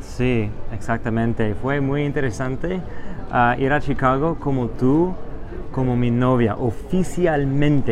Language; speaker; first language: Spanish; non-native, fluent; English